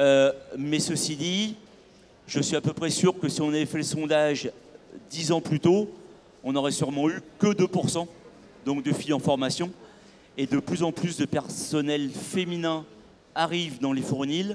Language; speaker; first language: French; native; French